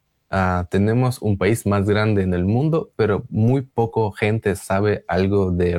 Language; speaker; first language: Spanish; non-native, fluent; Russian